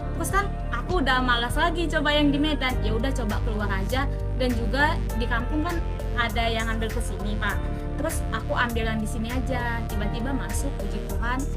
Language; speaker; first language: Indonesian; native; Indonesian